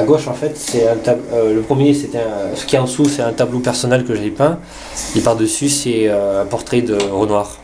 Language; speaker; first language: French; native; French